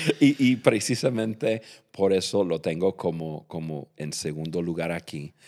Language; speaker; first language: Spanish; non-native, fluent; English